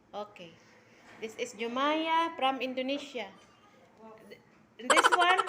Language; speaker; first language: English; non-native, local second language; Cebuano